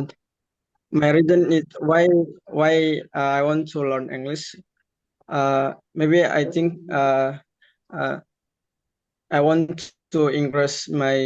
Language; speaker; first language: English; non-native, learner; Indonesian